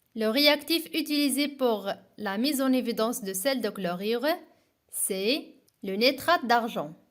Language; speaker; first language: French; non-native, local second language; Arabic